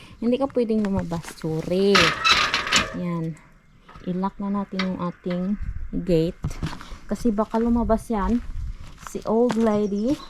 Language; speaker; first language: Filipino; non-native, local second language; Cebuano